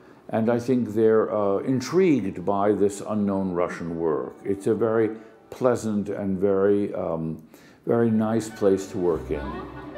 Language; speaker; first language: English; early bilingual, other home language; Russian